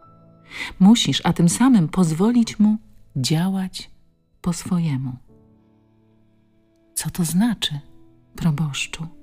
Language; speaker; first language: Polish; native; Polish